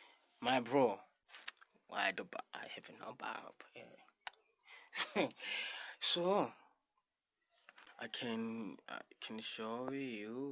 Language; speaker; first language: English; non-native, learner; Rundi